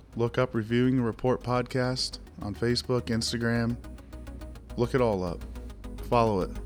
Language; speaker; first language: English; native; English